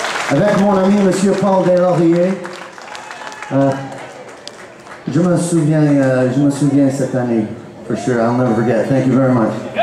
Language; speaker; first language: French; non-native, learner; English